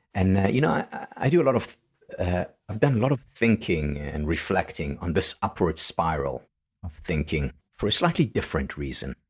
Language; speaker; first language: English; non-native, fluent; Hebrew